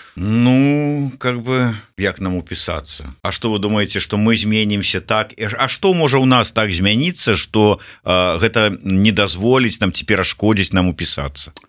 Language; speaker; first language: Belarusian; native; Belarusian